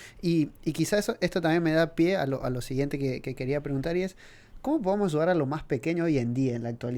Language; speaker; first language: Spanish; native; Spanish